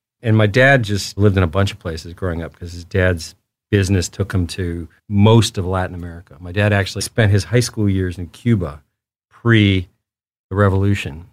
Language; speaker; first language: English; early bilingual, other home language; Spanish